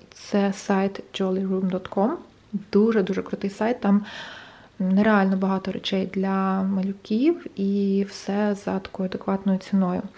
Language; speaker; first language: Ukrainian; non-native, local second language; Russian